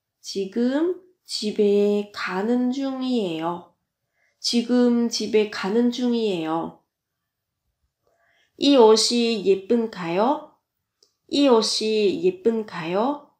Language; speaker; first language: Korean; non-native, fluent; Vietnamese